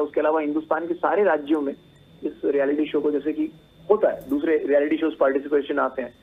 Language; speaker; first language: Hindi; native; Hindi